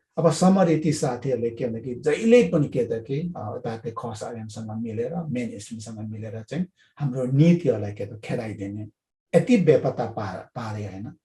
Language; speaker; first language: Nepali; non-native, local second language; Limbu